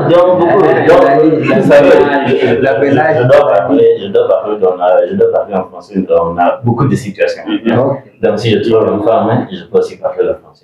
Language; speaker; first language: French; non-native, learner; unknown